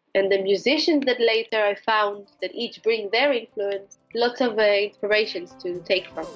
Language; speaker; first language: English; non-native, fluent; Hebrew